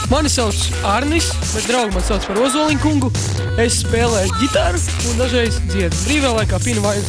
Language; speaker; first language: Latvian; native; Latvian